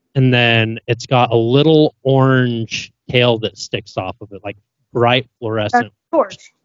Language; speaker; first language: English; native; English